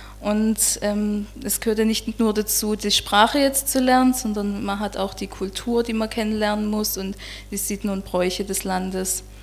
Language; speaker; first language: German; native; German